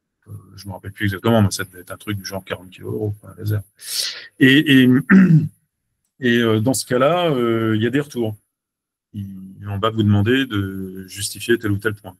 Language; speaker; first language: French; native; French